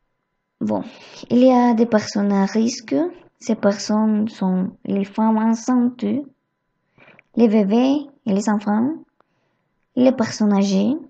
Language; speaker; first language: French; non-native, learner; Spanish